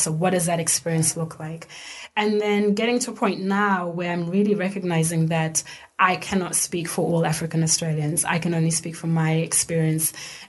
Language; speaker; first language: English; non-native, local second language; Shona